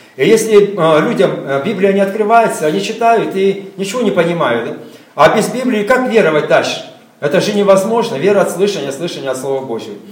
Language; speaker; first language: Russian; native; Russian